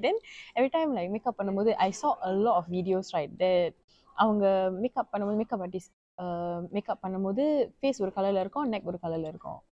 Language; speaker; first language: English; non-native, local second language; Tamil